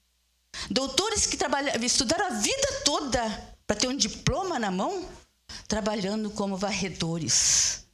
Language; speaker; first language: Portuguese; early bilingual, other home language; Spanish